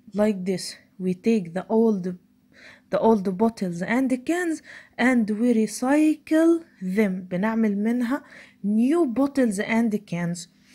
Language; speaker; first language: English; non-native, fluent; Arabic